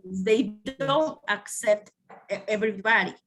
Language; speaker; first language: English; non-native, learner; Spanish